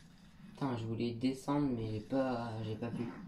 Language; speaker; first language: French; native; French